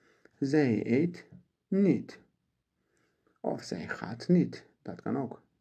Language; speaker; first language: Dutch; non-native, learner; Turkish